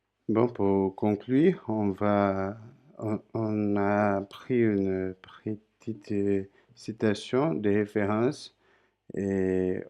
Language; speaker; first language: French; non-native, learner; Portuguese